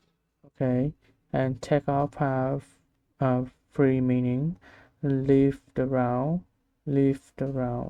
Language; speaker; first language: English; non-native, learner; Vietnamese